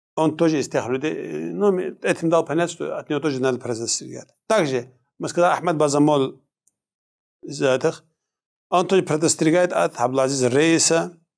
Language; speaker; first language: Russian; non-native, local second language; Kumyk